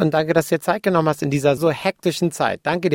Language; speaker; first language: German; native; German